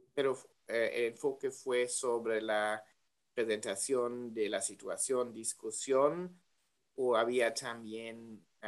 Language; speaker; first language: Spanish; non-native, learner; German